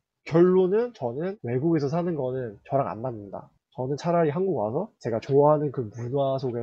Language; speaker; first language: Korean; early bilingual, heritage; Korean